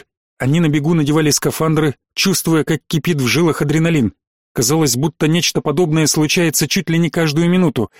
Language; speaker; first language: Russian; native; Russian